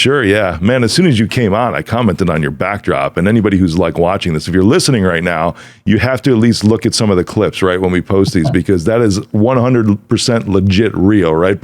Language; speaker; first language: English; native; English